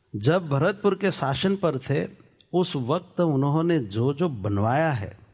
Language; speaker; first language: Hindi; non-native, local second language; Gujarati